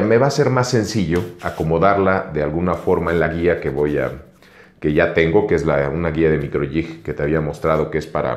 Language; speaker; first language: Spanish; native; Spanish